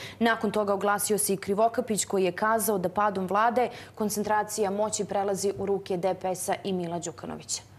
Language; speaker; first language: Serbian; native; Serbian